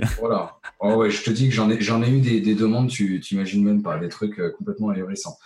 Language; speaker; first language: French; native; French